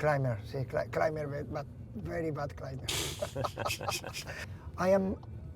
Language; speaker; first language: English; non-native, fluent; Spanish